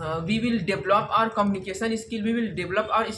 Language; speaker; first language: English; non-native, learner; Hindi